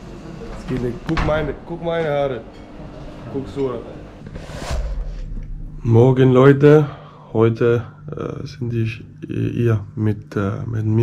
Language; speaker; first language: German; non-native, learner; Danish